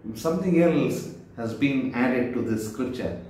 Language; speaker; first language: English; non-native, local second language; Kannada